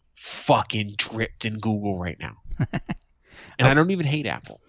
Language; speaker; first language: English; native; English